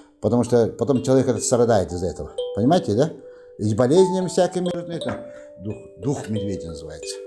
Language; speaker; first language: Russian; non-native, local second language; Yakut